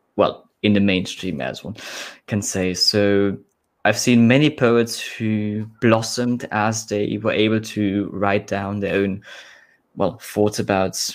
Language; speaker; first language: English; non-native, fluent; German